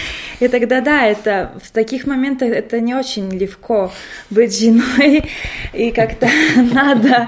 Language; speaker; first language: Russian; non-native, local second language; Latvian